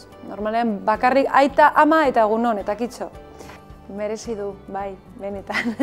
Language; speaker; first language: Basque; non-native, local second language; Spanish